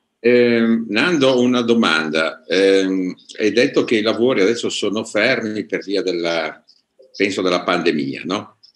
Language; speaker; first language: Italian; native; Italian